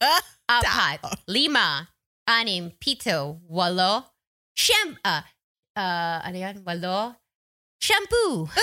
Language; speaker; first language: English; non-native, local second language; Filipino